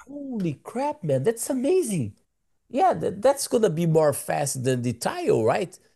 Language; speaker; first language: English; non-native, learner; Portuguese